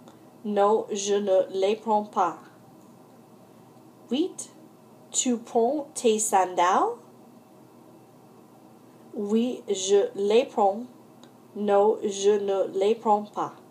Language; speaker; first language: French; non-native, fluent; English